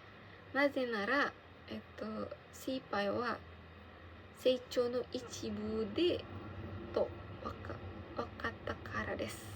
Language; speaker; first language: Japanese; non-native, learner; Indonesian